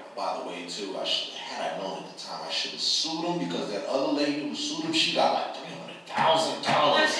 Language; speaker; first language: English; native; English